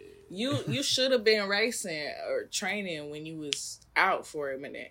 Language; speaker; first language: English; native; English